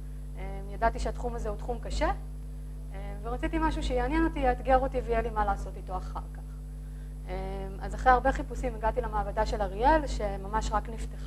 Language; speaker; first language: Hebrew; native; Hebrew